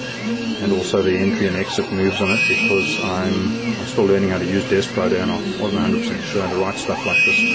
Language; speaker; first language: English; native; English